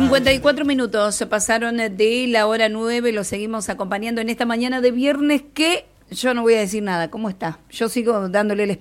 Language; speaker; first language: Spanish; native; Spanish